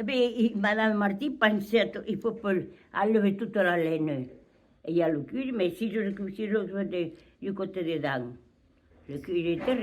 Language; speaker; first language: French; native; French